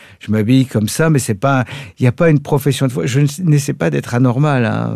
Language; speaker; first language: French; native; French